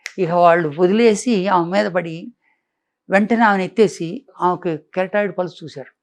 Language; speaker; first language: Telugu; native; Telugu